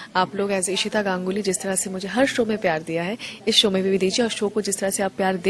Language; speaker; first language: Hindi; non-native, local second language; Bangla